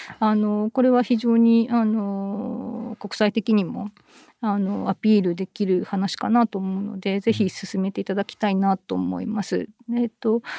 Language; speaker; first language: Japanese; native; Japanese